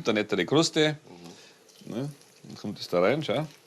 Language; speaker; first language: German; native; German